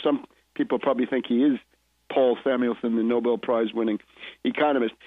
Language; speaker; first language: English; native; English